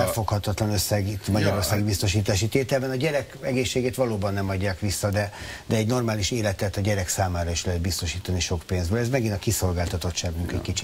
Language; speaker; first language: Hungarian; native; Hungarian